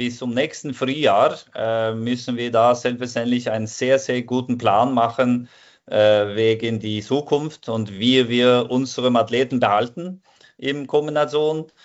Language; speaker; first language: German; non-native, fluent; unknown